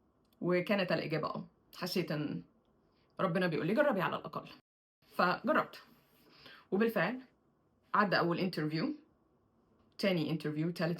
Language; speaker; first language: Arabic; native; Arabic